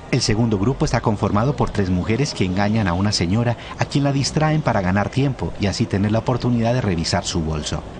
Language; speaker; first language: Spanish; native; Spanish